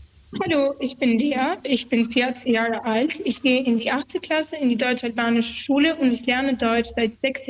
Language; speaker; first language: German; non-native, learner; Albanian